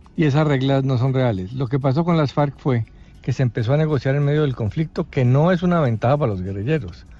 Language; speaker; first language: Spanish; native; Spanish